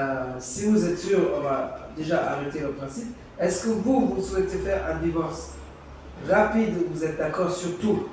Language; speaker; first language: French; native; French